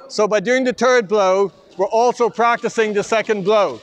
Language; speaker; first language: English; native; English